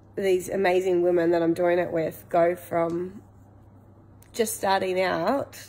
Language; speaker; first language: English; native; English